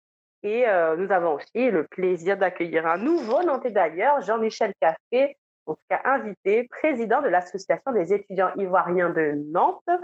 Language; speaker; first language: French; native; French